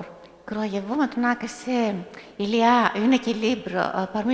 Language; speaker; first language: French; non-native, fluent; Greek